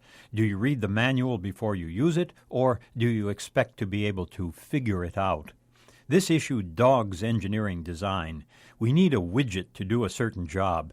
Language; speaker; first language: English; native; English